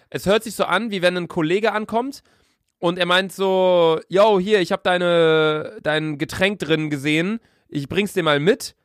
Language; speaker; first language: German; native; German